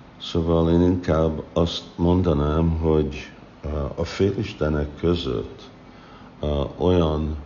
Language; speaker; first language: Hungarian; non-native, fluent; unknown